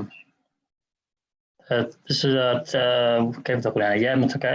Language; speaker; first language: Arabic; non-native, learner; Albanian